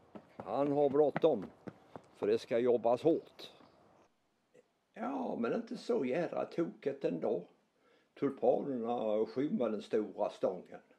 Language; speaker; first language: Swedish; native; Swedish